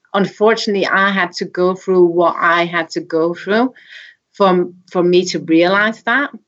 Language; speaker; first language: English; non-native, fluent; Danish